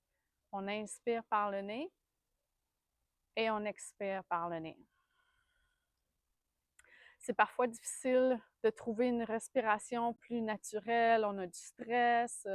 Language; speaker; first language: French; native; French